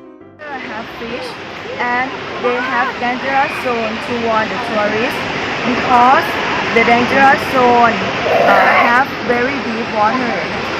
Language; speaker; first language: English; non-native, learner; Thai